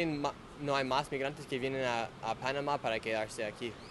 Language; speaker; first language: Spanish; non-native, learner; English